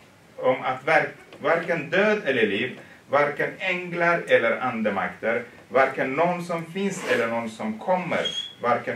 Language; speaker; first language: Swedish; non-native, fluent; Tigrinya